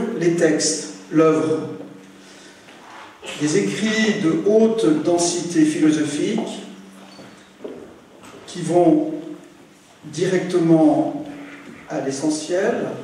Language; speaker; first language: French; native; French